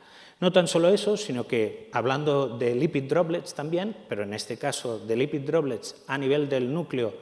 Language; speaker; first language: Spanish; native; Spanish